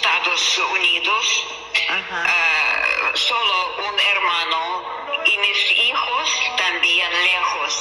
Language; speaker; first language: Spanish; non-native, learner; Russian